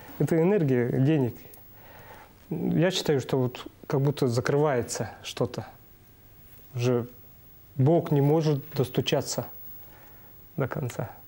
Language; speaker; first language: Russian; non-native, local second language; Buriat